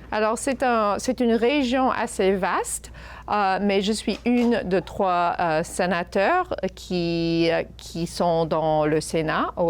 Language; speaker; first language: French; non-native, fluent; English